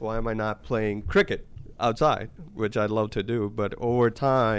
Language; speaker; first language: English; non-native, local second language; Gujarati